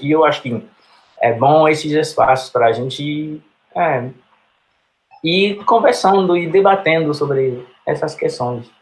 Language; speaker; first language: Portuguese; non-native, fluent; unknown